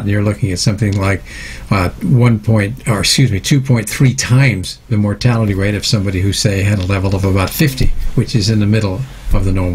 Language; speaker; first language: English; native; English